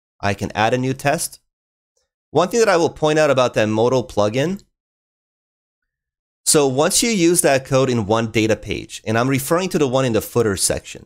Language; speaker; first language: English; native; English